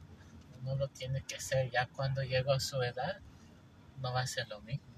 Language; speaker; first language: Spanish; early bilingual, heritage; English